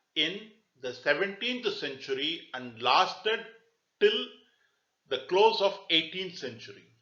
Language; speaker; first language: English; non-native, local second language; Tamil